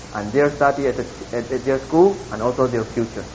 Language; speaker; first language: English; non-native, fluent; Min Nan Chinese